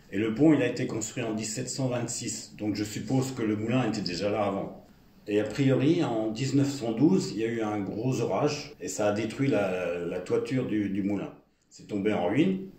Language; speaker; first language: French; native; French